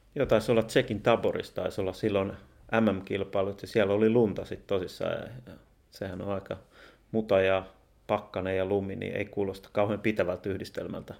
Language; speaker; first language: Finnish; native; Finnish